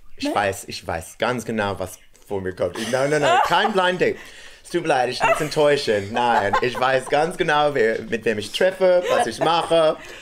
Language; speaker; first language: German; non-native, fluent; English